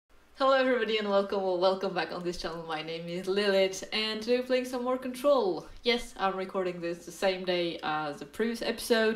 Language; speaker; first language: English; non-native, fluent; French